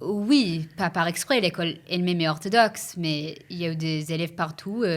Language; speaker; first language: French; early bilingual, heritage; English